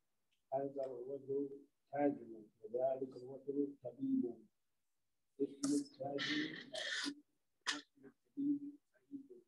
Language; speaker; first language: Arabic; non-native, learner; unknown